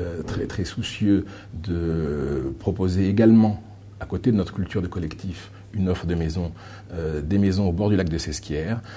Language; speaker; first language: French; native; French